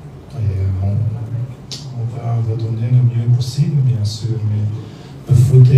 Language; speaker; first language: French; non-native, learner; Dutch